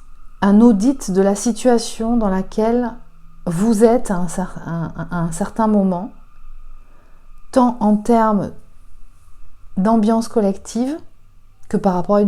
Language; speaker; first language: French; native; French